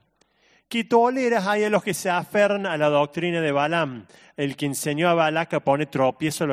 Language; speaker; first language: Spanish; native; Spanish